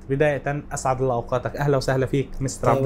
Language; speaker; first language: Arabic; native; Arabic